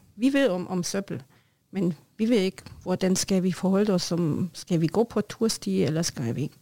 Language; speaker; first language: Norwegian; non-native, fluent; German